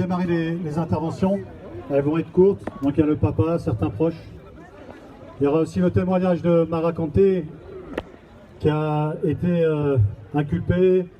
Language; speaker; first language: French; native; French